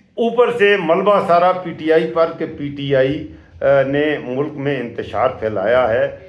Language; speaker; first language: Urdu; non-native, local second language; Pashto